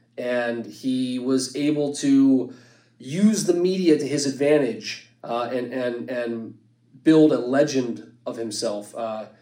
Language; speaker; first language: English; native; English